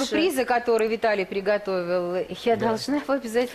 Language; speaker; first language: Russian; native; Russian